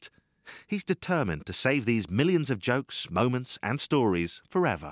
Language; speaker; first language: English; native; English